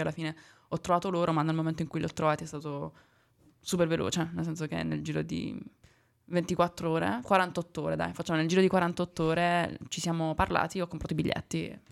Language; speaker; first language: Italian; native; Italian